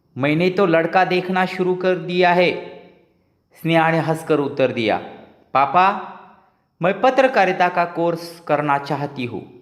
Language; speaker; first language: Hindi; non-native, local second language; Marathi